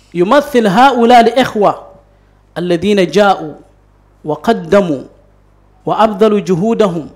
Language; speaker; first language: Arabic; non-native, fluent; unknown